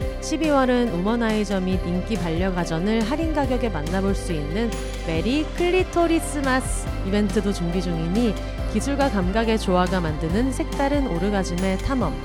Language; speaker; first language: Korean; native; Korean